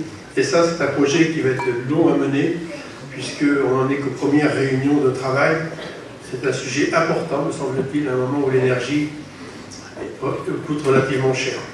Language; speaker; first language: French; native; French